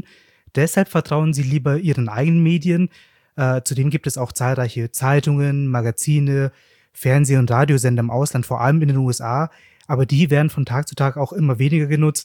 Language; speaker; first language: German; native; German